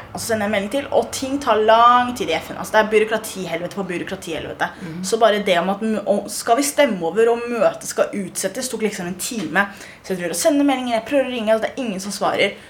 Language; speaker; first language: Norwegian; early bilingual, other home language; Somali